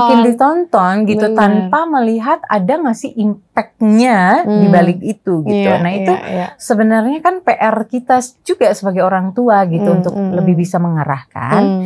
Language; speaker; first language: Indonesian; native; Indonesian